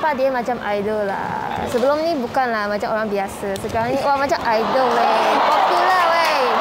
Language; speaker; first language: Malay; non-native, local second language; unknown